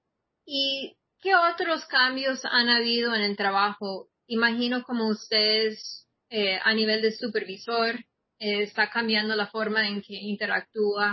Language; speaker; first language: Spanish; non-native, fluent; English